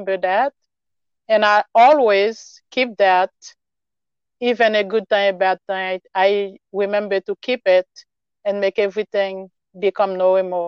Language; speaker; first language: English; non-native, learner; Haitian Creole